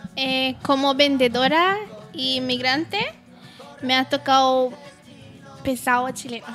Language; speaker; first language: Spanish; non-native, learner; Haitian Creole